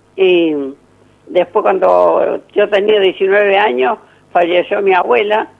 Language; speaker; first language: Spanish; native; Spanish